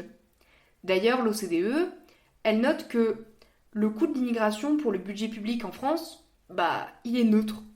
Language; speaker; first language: French; native; French